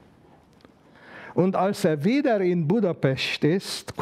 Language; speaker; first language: German; non-native, fluent; Hungarian